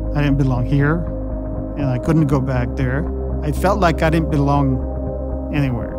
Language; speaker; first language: English; early bilingual, other home language; Spanish